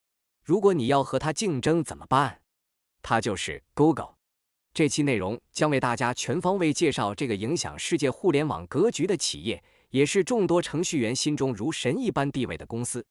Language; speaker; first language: Chinese; native; Chinese